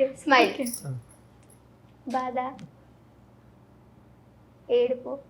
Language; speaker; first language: Telugu; native; Telugu